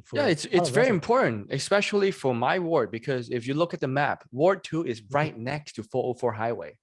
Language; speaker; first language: English; non-native, local second language; Cantonese